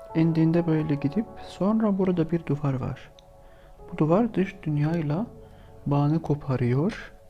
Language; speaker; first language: Turkish; non-native, fluent; Arabic